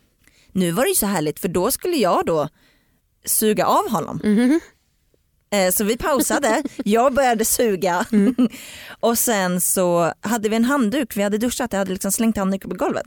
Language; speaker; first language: Swedish; native; Swedish